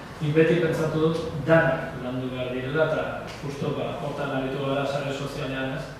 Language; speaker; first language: Basque; native; Basque